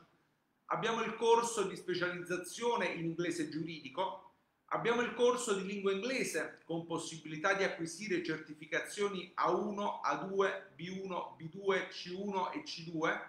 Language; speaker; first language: Italian; native; Italian